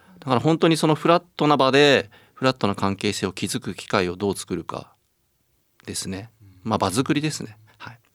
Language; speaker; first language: Japanese; native; Japanese